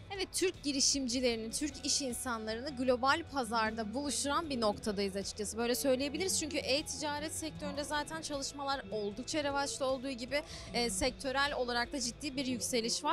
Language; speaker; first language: Turkish; native; Turkish